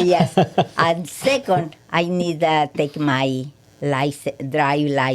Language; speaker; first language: English; non-native, learner; Spanish